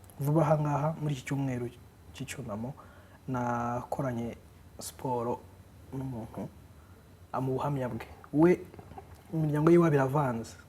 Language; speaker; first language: Kinyarwanda; native; Kinyarwanda